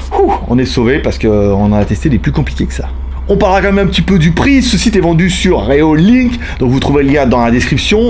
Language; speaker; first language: French; native; French